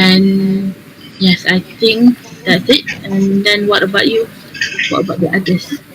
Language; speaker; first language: English; non-native, learner; Malay